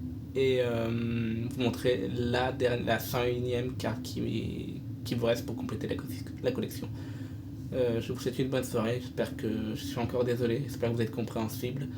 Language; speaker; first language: French; native; French